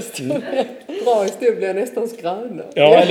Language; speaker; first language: Swedish; non-native, fluent; Italian